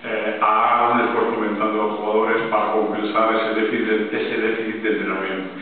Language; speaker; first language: Spanish; native; Spanish